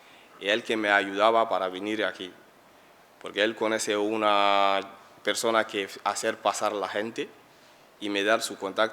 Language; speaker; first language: Spanish; non-native, learner; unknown